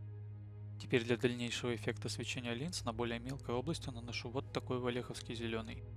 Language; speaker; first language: Russian; native; Russian